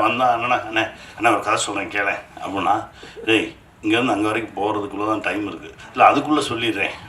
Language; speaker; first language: Tamil; native; Tamil